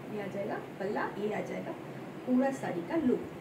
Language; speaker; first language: Hindi; non-native, local second language; Bangla